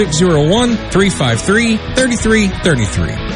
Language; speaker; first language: English; native; English